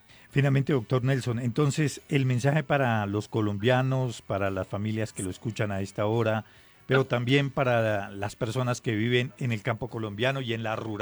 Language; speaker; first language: Spanish; native; Spanish